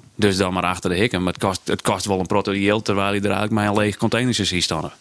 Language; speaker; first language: Dutch; non-native, local second language; Western Frisian